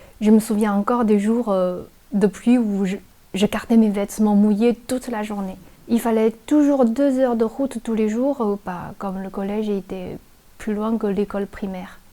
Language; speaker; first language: French; non-native, fluent; Chinese